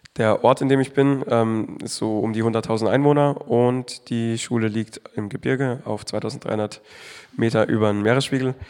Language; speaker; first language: German; native; German